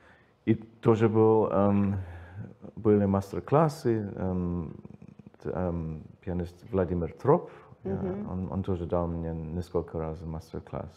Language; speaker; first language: Russian; non-native, learner; English